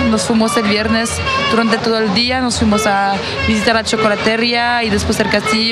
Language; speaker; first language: Spanish; non-native, fluent; French